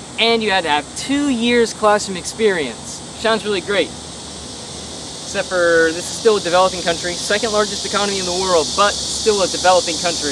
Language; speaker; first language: English; native; English